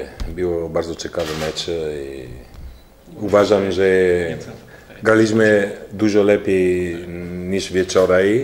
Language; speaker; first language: Polish; non-native, learner; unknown